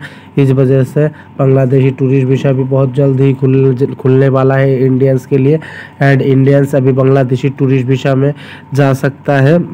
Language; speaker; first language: Hindi; non-native, local second language; Bangla